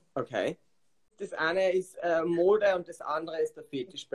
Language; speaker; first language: German; native; German